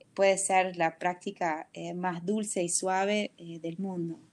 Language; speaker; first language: Spanish; non-native, fluent; English